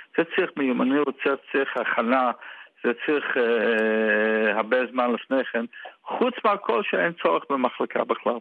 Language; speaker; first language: Hebrew; non-native, fluent; Yiddish